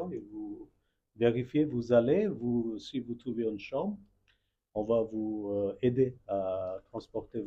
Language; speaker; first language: French; non-native, fluent; Bangla